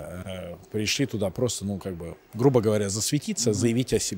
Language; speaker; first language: Russian; native; Russian